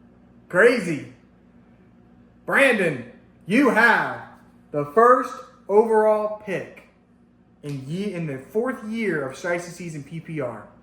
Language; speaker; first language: English; native; English